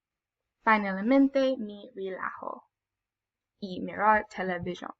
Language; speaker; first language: Spanish; non-native, learner; English